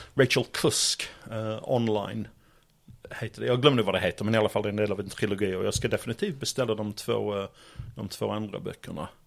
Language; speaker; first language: Swedish; non-native, fluent; English